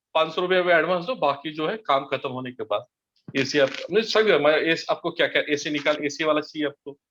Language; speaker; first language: Hindi; non-native, local second language; Marathi